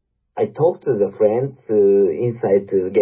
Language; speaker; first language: English; non-native, learner; Japanese